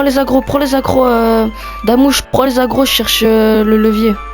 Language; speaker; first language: French; native; French